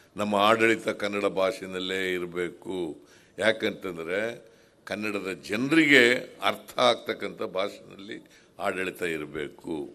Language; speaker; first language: Kannada; native; Kannada